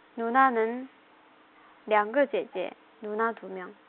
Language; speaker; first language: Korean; non-native, fluent; Chinese